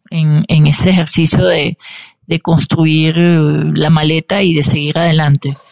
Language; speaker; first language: Spanish; native; Spanish